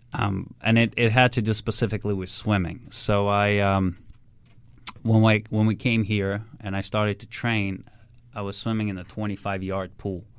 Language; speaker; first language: English; early bilingual, other home language; Russian